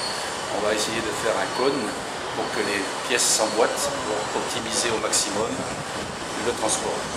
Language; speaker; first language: French; native; French